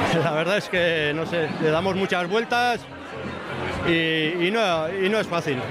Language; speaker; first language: Spanish; native; Spanish